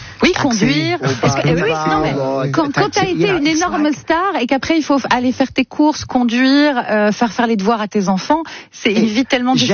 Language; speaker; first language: French; native; French